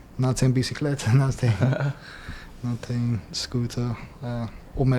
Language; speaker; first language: Portuguese; non-native, fluent; English